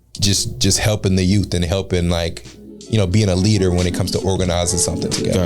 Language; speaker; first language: English; native; English